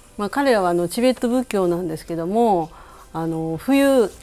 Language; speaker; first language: Japanese; native; Japanese